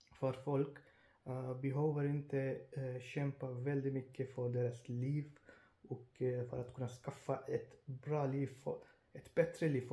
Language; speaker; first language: Swedish; non-native, fluent; Urdu